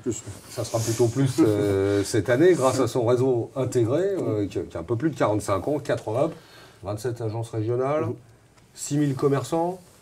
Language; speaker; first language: French; native; French